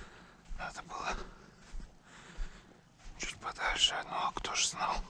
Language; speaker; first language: Russian; native; Russian